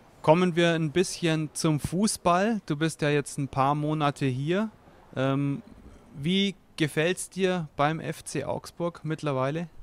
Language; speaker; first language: German; native; German